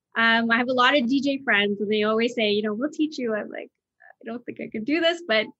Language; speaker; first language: English; native; English